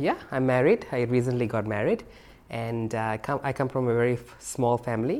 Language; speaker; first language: English; non-native, local second language; Tamil